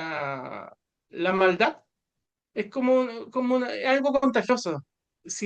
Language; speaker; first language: Spanish; native; Spanish